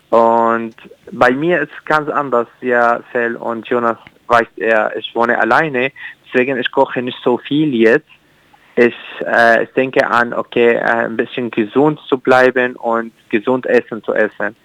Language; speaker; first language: German; non-native, learner; Arabic